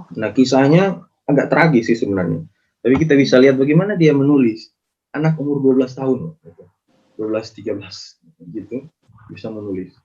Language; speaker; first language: Indonesian; non-native, local second language; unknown